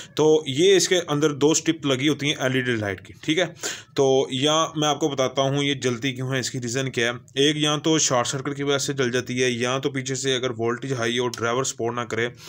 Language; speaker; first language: Urdu; non-native, local second language; Punjabi